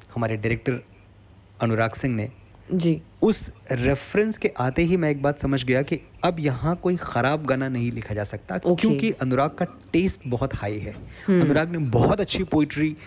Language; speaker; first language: Hindi; native; Hindi